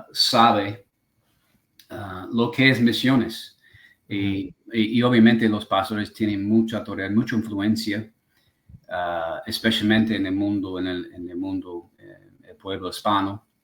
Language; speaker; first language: Spanish; non-native, fluent; English